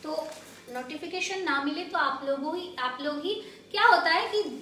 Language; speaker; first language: Hindi; non-native, local second language; Bangla